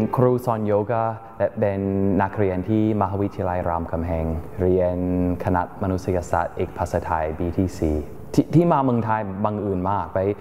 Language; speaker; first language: Thai; non-native, fluent; English